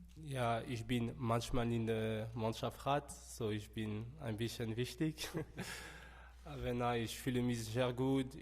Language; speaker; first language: German; non-native, learner; French